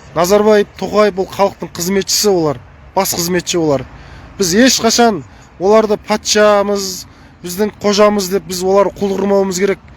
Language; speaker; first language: Kazakh; native; Kazakh